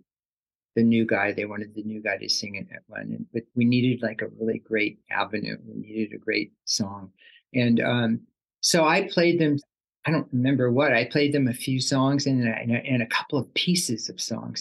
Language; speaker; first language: English; native; English